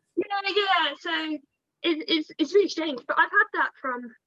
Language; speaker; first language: English; native; English